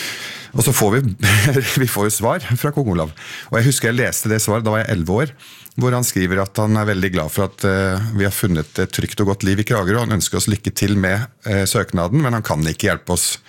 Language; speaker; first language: Norwegian; early bilingual, other home language; Arabic